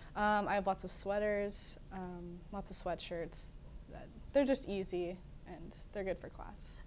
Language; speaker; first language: English; native; English